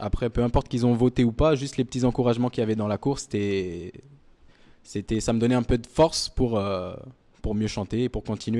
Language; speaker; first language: French; native; French